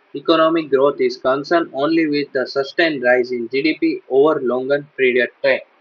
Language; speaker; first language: English; non-native, local second language; Gujarati